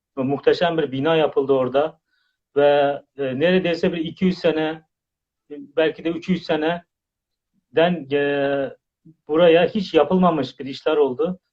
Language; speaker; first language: Turkish; non-native, fluent; Uzbek